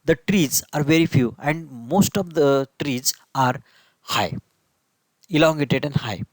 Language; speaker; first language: English; non-native, local second language; Marathi